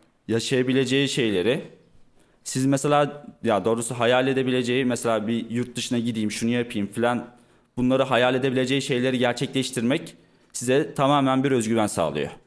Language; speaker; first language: Turkish; native; Turkish